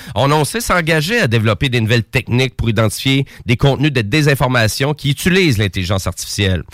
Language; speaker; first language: French; native; French